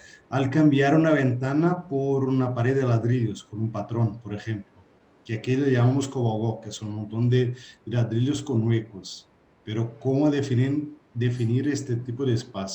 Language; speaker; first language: Spanish; non-native, fluent; Portuguese